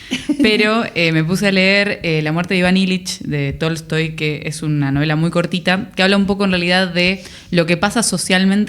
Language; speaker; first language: Spanish; native; Spanish